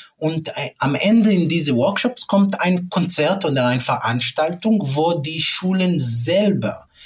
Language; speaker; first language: German; non-native, fluent; Hebrew